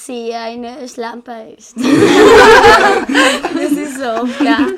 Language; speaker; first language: German; non-native, fluent; Spanish